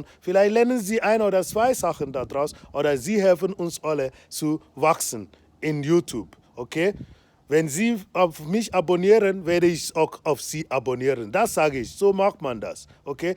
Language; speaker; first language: German; non-native, fluent; Igbo